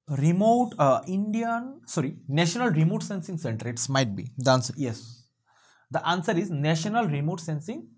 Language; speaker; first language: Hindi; non-native, local second language; Bangla